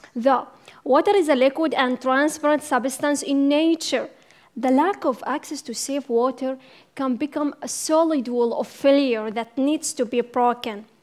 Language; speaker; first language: English; non-native, fluent; Arabic